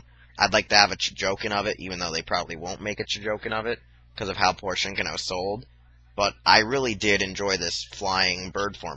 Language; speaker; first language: English; native; English